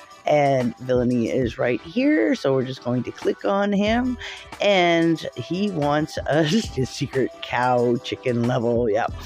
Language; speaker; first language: English; native; English